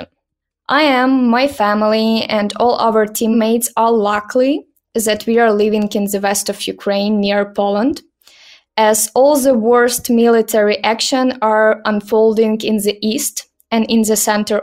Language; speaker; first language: English; non-native, learner; Ukrainian